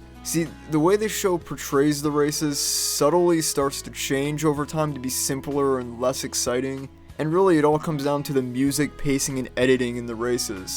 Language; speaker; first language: English; native; English